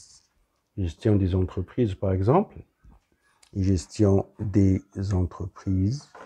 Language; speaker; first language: French; non-native, local second language; Arabic